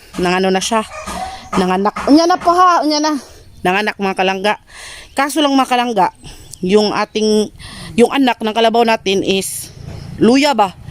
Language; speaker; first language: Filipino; non-native, local second language; Cebuano